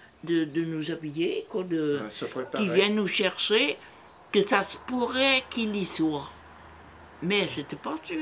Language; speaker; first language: French; native; French